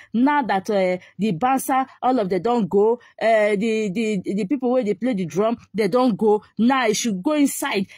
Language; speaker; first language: Nigerian Pidgin; non-native, local second language; Igbo